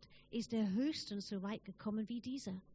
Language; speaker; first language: German; non-native, fluent; English